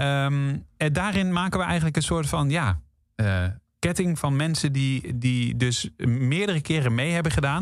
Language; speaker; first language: Dutch; native; Dutch